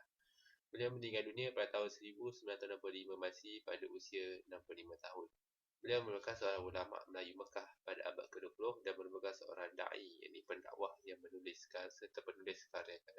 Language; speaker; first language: Malay; native; Malay